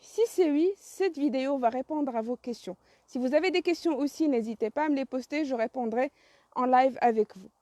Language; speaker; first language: French; non-native, local second language; Arabic